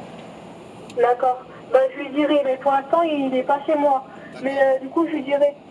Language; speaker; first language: French; native; French